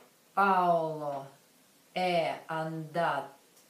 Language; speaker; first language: Italian; non-native, learner; Russian